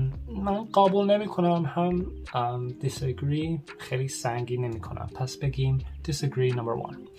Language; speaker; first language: Persian; early bilingual, heritage; Persian